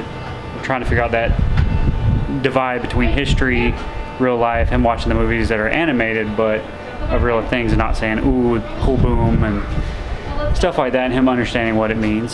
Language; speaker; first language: English; native; English